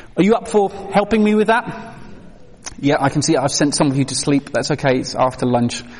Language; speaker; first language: English; non-native, fluent; Dutch